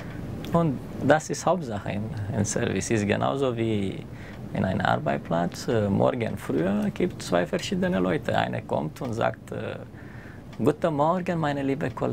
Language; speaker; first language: German; non-native, learner; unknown